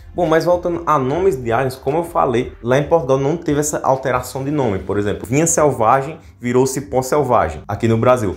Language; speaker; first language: Portuguese; native; Portuguese